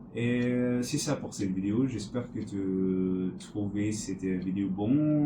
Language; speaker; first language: French; non-native, learner; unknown